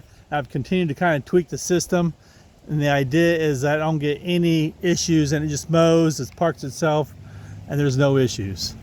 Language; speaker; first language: English; native; English